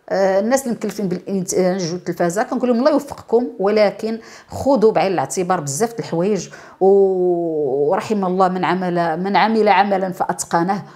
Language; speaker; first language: Arabic; native; Arabic